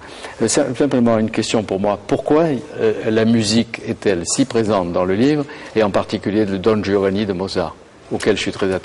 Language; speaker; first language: French; native; French